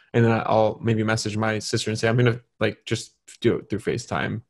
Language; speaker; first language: English; native; English